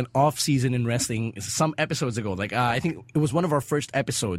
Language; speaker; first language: English; non-native, local second language; Filipino